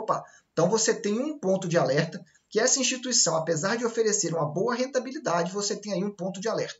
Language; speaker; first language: Portuguese; native; Portuguese